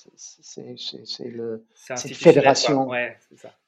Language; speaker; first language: French; non-native, fluent; English